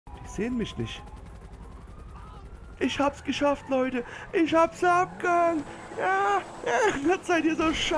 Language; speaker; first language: German; native; German